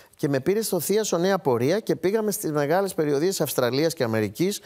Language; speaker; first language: Greek; native; Greek